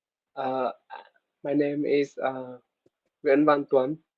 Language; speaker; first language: English; non-native, learner; Vietnamese